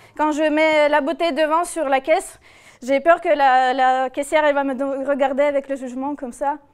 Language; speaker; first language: French; non-native, fluent; Russian